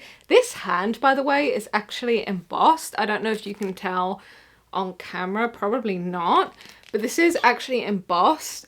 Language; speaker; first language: English; native; English